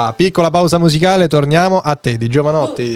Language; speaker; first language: Italian; native; Italian